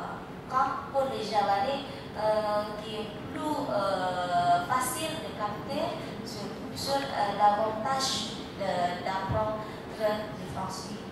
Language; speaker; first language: French; non-native, fluent; Indonesian